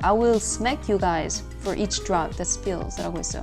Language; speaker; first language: English; non-native, fluent; Korean